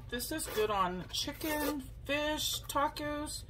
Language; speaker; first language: English; native; English